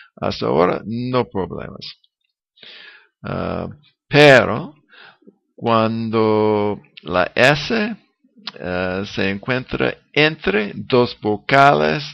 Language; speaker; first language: Spanish; non-native, learner; English